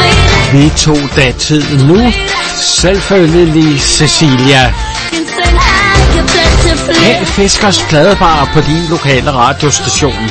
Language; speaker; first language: Danish; native; Danish